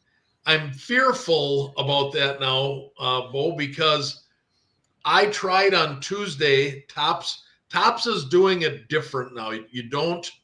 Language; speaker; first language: English; native; English